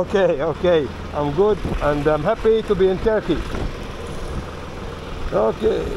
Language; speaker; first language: English; non-native, learner; Maltese